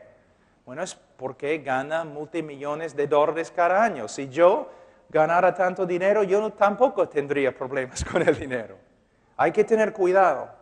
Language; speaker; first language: Spanish; non-native, fluent; English